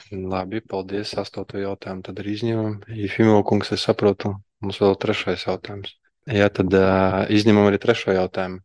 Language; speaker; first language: Latvian; non-native, local second language; Russian